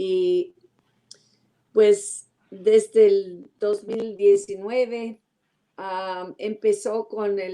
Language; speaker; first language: Spanish; non-native, learner; English